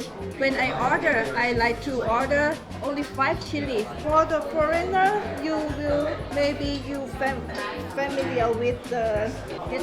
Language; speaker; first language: English; non-native, fluent; Thai